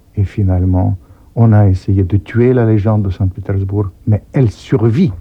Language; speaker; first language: French; non-native, fluent; Russian